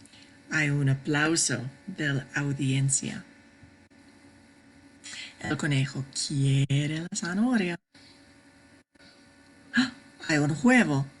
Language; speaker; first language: Spanish; non-native, fluent; English